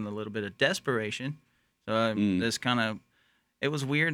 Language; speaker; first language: English; native; English